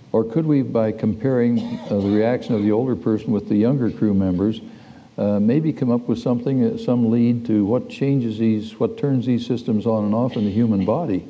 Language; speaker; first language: English; native; English